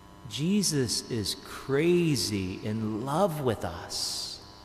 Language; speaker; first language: English; native; English